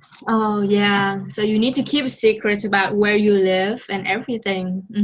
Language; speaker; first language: English; non-native, fluent; Vietnamese